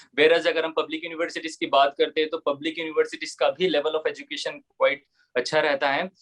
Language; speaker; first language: Hindi; native; Hindi